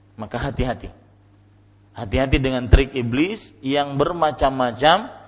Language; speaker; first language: Indonesian; non-native, local second language; Banjar